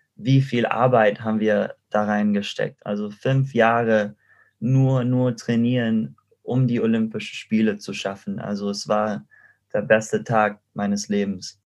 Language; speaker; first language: German; non-native, fluent; Spanish